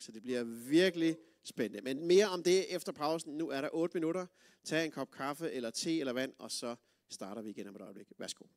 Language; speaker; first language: Danish; native; Danish